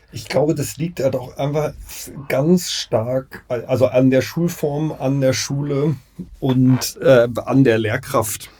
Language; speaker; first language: German; native; German